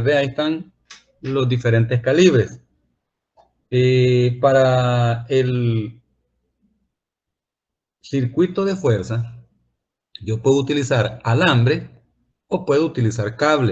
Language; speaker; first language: Spanish; native; Spanish